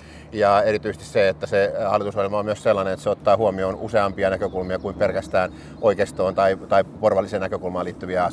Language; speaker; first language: Finnish; native; Finnish